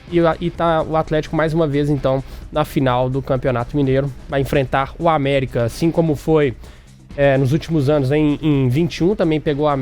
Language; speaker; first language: Portuguese; native; Portuguese